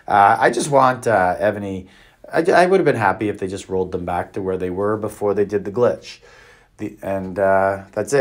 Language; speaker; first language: English; native; English